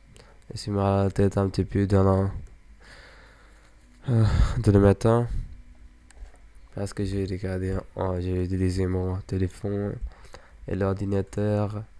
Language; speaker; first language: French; non-native, learner; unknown